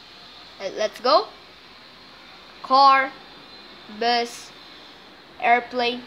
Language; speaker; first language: English; non-native, learner; Portuguese